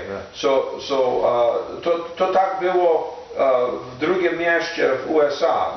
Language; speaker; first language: Polish; non-native, learner; English